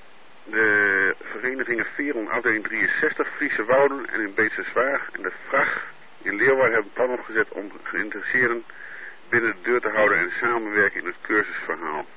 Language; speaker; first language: Dutch; native; Dutch